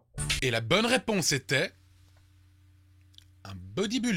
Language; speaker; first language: French; native; French